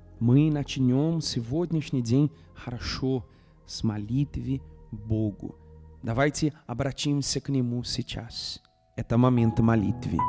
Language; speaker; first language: Russian; non-native, fluent; Portuguese